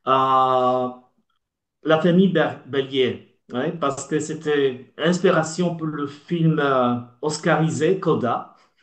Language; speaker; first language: French; non-native, learner; Polish